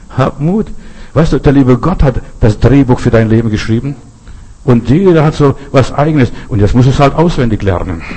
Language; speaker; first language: German; native; German